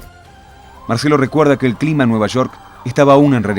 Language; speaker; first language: Spanish; native; Spanish